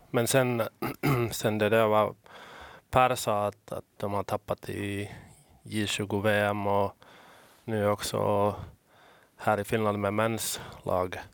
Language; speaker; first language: Swedish; non-native, local second language; Finnish